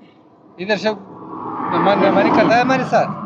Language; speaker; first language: Hindi; non-native, learner; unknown